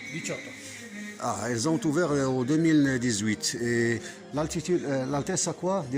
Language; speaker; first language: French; non-native, fluent; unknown